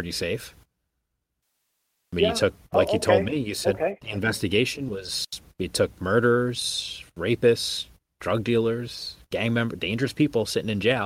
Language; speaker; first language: English; native; English